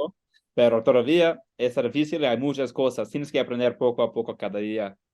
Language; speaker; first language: Spanish; non-native, learner; English